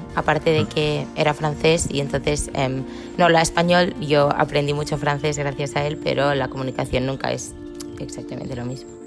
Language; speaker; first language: Spanish; native; Spanish